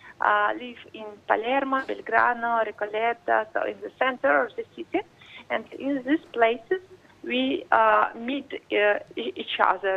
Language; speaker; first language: English; non-native, learner; Russian